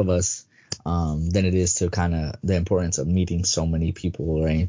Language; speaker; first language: English; native; English